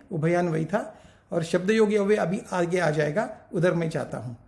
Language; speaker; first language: Hindi; non-native, local second language; Marathi